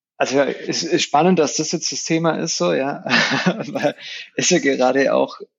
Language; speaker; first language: German; early bilingual, other home language; Spanish